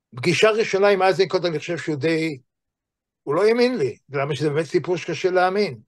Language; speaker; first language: Hebrew; native; Hebrew